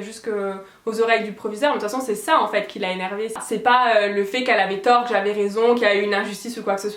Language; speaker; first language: French; native; French